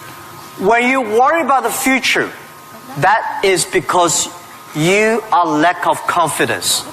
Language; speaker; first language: English; non-native, fluent; Chinese